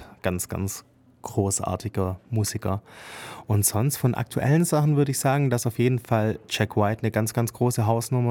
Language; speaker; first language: German; native; German